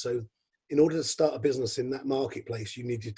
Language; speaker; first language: English; native; English